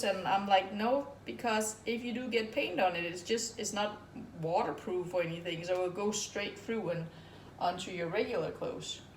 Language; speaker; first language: English; non-native, fluent; Danish